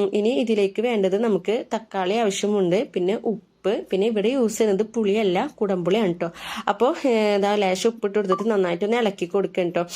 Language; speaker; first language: Malayalam; native; Malayalam